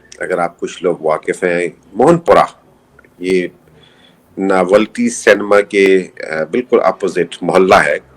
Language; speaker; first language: Urdu; native; Urdu